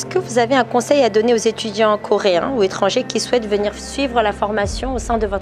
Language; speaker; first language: French; non-native, fluent; Korean